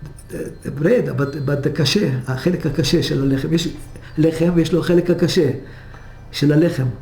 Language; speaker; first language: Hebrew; early bilingual, other home language; Hungarian